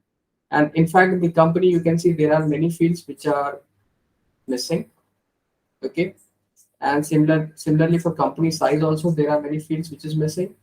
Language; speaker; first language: English; non-native, local second language; Hindi